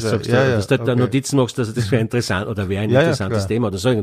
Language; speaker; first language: German; native; German